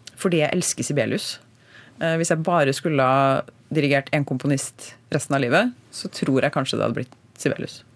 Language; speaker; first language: Norwegian; native; Norwegian